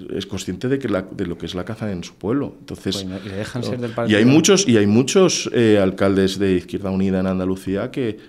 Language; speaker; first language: Spanish; native; Spanish